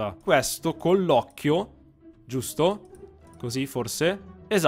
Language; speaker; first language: Italian; native; Italian